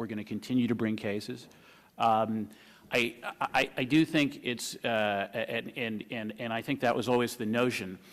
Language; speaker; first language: English; native; English